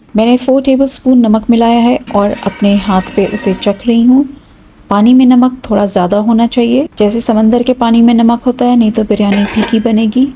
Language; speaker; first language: Urdu; native; Urdu